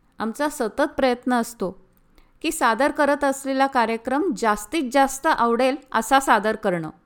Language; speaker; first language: Marathi; early bilingual, heritage; Marathi